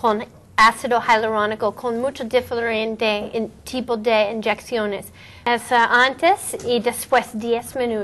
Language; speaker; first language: Spanish; non-native, learner; English